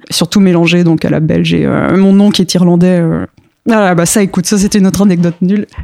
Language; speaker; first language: French; early bilingual, other home language; Spanish